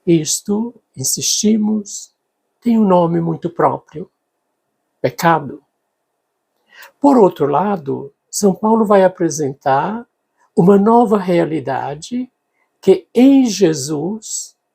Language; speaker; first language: Portuguese; native; Portuguese